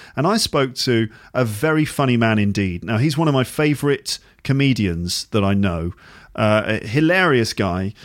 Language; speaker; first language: English; native; English